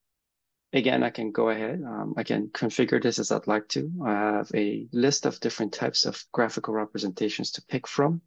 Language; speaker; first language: English; native; English